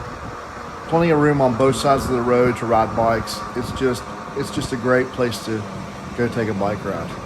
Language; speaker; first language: English; native; English